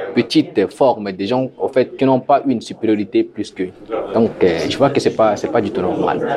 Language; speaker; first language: French; non-native, local second language; Sango